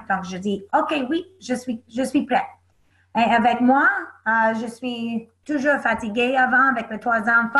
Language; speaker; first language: French; non-native, learner; English